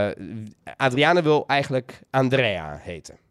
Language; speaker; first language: Dutch; native; Dutch